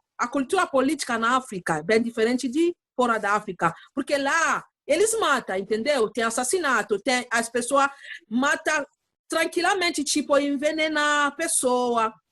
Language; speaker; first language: Portuguese; non-native, learner; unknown